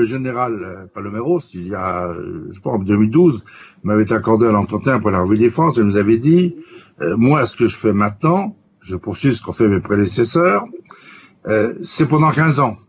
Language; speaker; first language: French; native; French